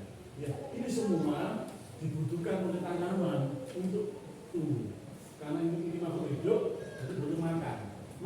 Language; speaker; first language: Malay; non-native, local second language; Javanese